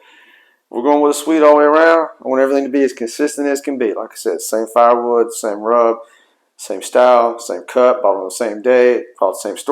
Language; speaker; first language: English; native; English